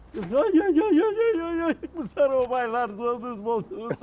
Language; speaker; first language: Portuguese; native; Portuguese